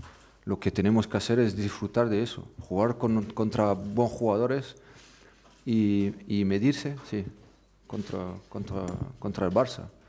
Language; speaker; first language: Spanish; non-native, fluent; French